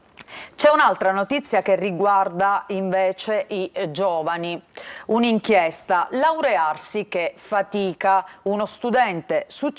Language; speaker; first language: Italian; native; Italian